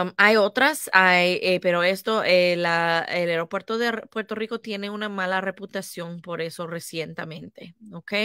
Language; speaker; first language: Spanish; non-native, fluent; English